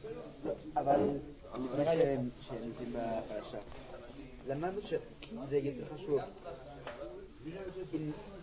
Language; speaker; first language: Hebrew; non-native, learner; Spanish